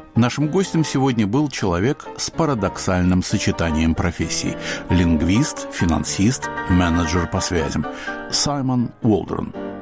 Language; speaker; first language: Russian; native; Russian